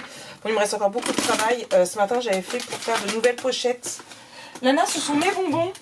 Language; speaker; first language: French; native; French